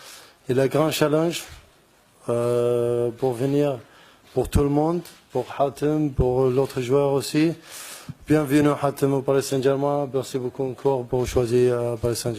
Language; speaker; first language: French; non-native, learner; Arabic